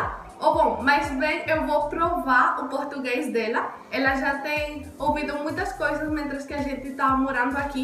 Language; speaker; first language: Portuguese; non-native, learner; Spanish